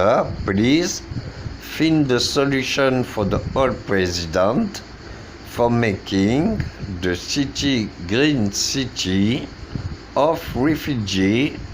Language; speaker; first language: English; non-native, learner; French